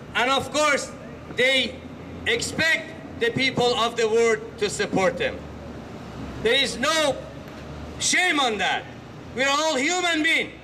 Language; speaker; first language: English; non-native, fluent; Persian